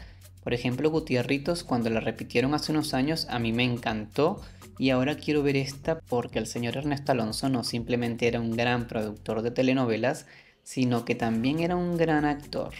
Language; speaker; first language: Spanish; native; Spanish